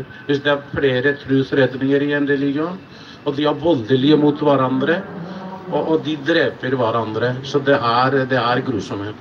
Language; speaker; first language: Norwegian; non-native, fluent; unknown